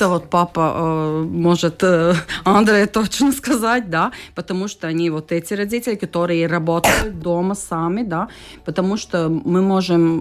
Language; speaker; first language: Russian; non-native, local second language; Latvian